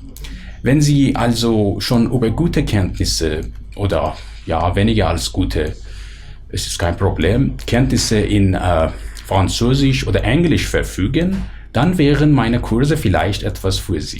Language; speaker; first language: German; non-native, fluent; Persian